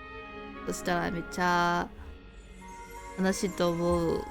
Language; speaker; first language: Japanese; non-native, learner; Chinese